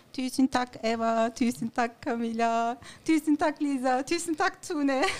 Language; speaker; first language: Norwegian; non-native, learner; Turkish